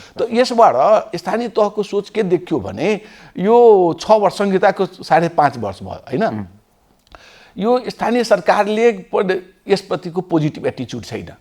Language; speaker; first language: Nepali; non-native, local second language; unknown